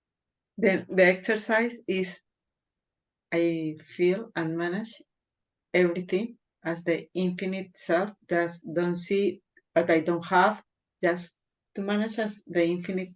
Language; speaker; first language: English; non-native, fluent; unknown